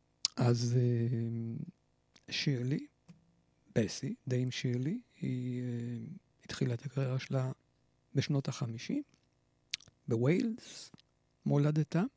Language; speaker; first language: Hebrew; native; Hebrew